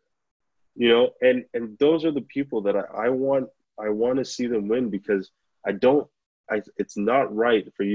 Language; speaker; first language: English; non-native, local second language; Yoruba